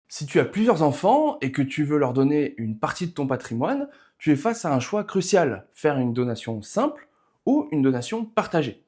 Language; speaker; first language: French; native; French